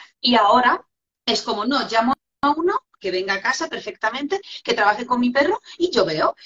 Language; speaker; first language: Spanish; non-native, fluent; Polish